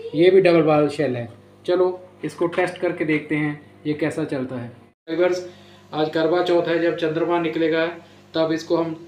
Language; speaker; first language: Hindi; non-native, local second language; Punjabi